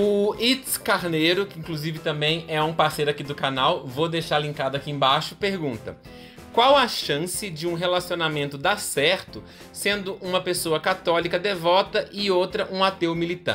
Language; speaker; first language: Portuguese; native; Portuguese